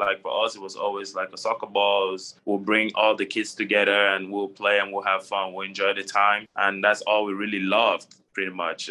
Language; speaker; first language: English; non-native, local second language; French